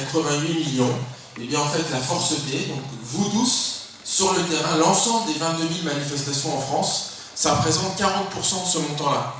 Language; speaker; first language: French; native; French